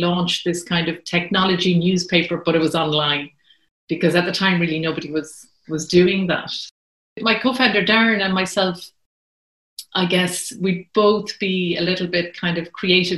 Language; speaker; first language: English; native; English